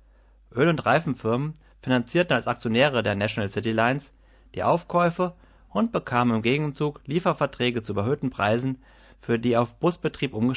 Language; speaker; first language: German; native; German